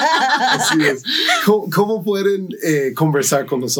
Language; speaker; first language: Spanish; non-native, fluent; English